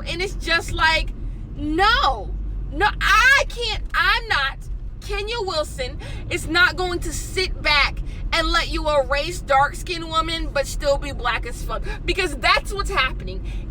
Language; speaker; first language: English; native; English